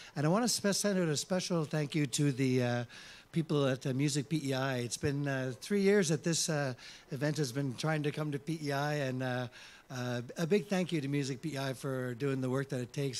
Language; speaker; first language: English; early bilingual, other home language; French